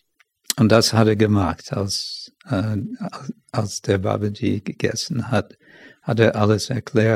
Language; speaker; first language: German; non-native, fluent; English